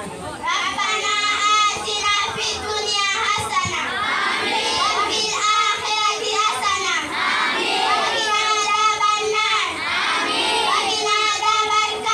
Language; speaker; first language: Arabic; non-native, learner; Swahili